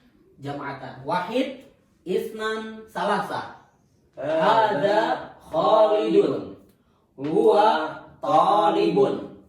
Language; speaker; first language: Arabic; non-native, fluent; Indonesian